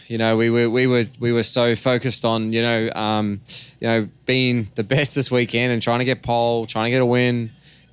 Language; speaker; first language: English; native; English